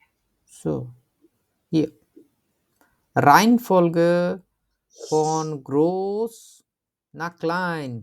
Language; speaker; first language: German; non-native, learner; Bangla